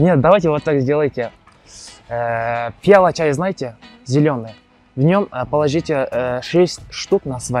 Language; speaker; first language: Russian; non-native, local second language; Kazakh